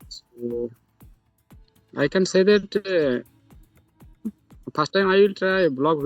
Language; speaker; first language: English; non-native, learner; Santali